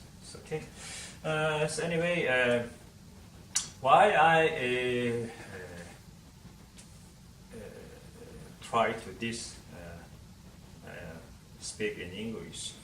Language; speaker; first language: English; non-native, learner; Korean